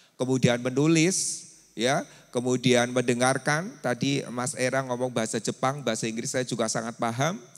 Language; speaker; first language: Indonesian; native; Indonesian